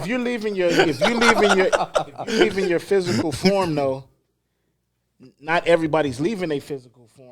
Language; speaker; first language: English; native; English